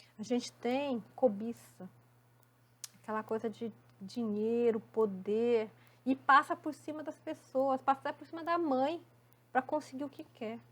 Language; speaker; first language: Portuguese; native; Portuguese